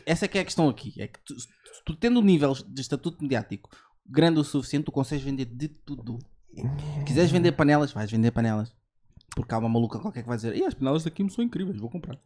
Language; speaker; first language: Portuguese; native; Portuguese